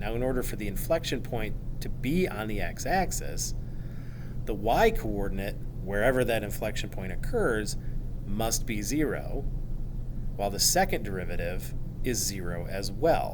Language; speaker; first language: English; native; English